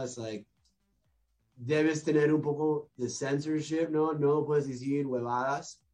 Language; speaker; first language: Spanish; non-native, learner; English